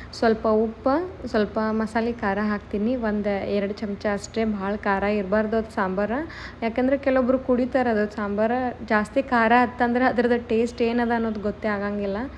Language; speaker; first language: Kannada; native; Kannada